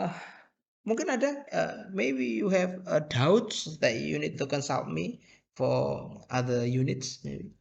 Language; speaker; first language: English; non-native, fluent; Indonesian